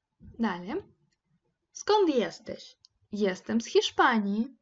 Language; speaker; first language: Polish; non-native, fluent; Ukrainian